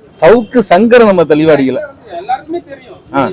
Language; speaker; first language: Tamil; native; Tamil